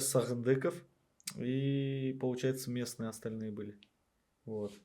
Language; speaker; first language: Russian; native; Russian